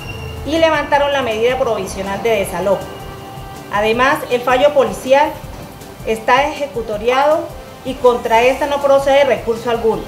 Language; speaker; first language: Spanish; native; Spanish